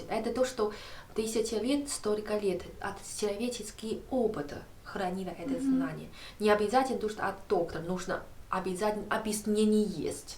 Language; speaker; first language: Russian; non-native, learner; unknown